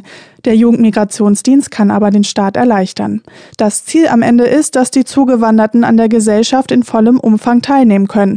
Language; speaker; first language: German; native; German